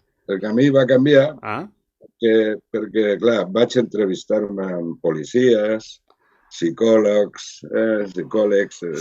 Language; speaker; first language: Catalan; non-native, local second language; Spanish